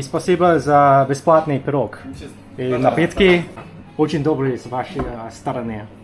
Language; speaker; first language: Russian; non-native, learner; English